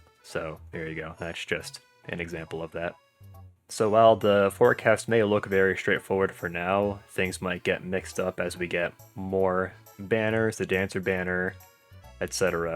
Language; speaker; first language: English; native; English